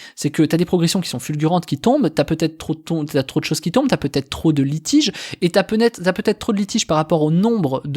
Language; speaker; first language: French; native; French